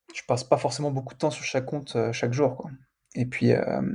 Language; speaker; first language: French; native; French